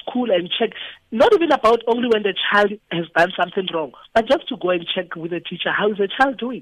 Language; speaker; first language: English; non-native, local second language; Tswana